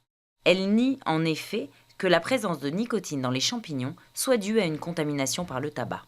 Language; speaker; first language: French; native; French